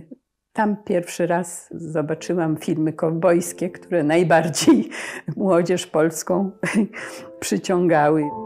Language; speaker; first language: Polish; native; Polish